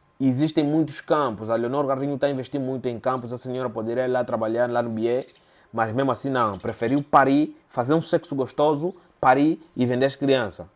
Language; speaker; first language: Portuguese; native; Portuguese